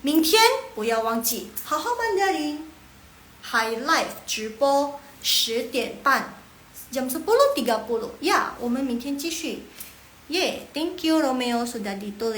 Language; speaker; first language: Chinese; non-native, fluent; Indonesian